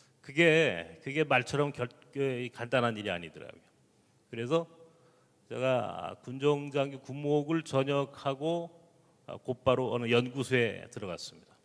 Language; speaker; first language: Korean; native; Korean